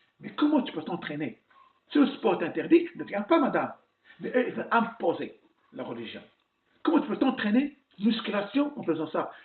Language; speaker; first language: French; non-native, local second language; Arabic